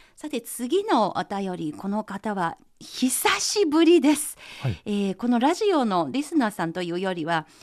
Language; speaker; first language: Japanese; non-native, fluent; Chinese